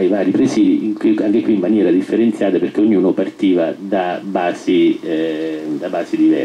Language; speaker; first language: Italian; native; Italian